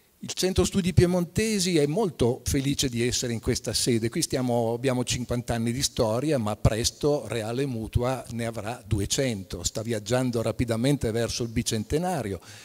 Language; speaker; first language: Italian; native; Italian